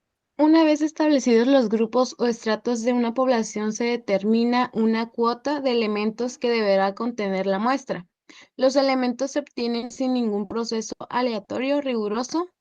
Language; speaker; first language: Spanish; native; Spanish